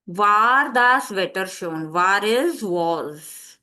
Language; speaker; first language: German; non-native, fluent; Hindi